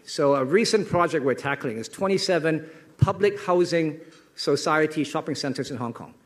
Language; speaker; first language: English; non-native, local second language; Cantonese